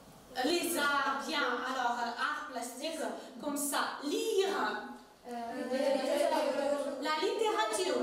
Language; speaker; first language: French; non-native, fluent; Ukrainian